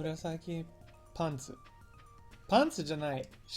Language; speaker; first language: Japanese; non-native, fluent; English